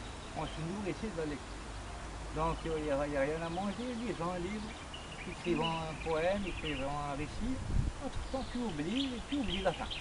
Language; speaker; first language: French; non-native, local second language; Kabyle